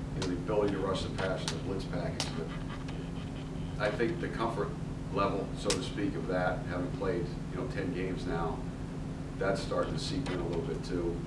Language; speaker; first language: English; native; English